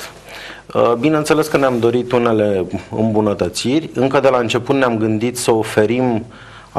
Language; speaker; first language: Romanian; native; Romanian